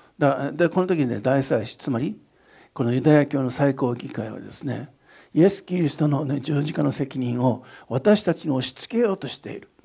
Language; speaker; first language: Japanese; native; Japanese